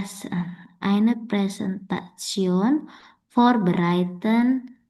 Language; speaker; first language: German; non-native, learner; Indonesian